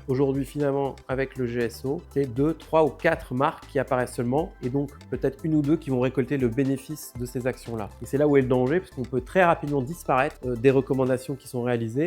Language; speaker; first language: French; native; French